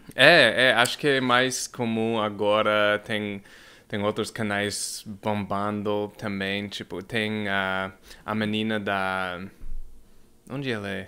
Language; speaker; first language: Portuguese; non-native, fluent; English